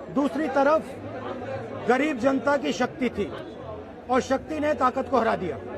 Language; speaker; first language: Hindi; native; Hindi